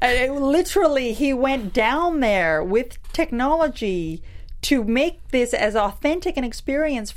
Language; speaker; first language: English; native; English